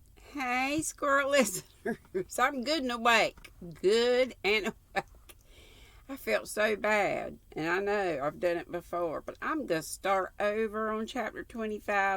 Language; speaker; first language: English; native; English